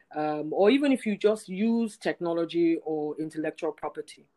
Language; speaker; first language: English; non-native, local second language; Yoruba